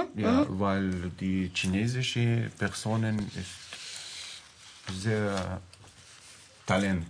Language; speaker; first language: German; non-native, learner; Arabic